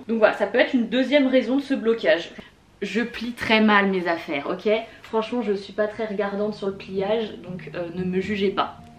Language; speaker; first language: French; native; French